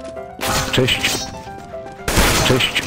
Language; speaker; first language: Polish; native; Polish